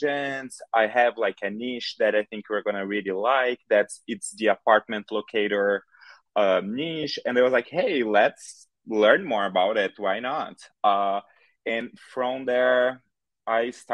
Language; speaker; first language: English; non-native, fluent; Portuguese